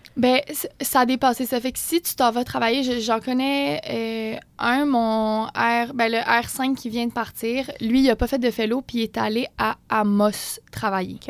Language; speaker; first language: French; native; French